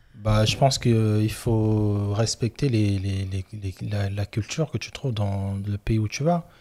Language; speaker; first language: French; non-native, local second language; Lingala